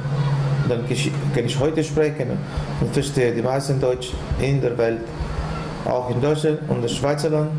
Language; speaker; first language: German; non-native, learner; Portuguese